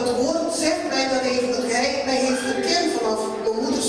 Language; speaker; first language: Dutch; non-native, local second language; Papiamento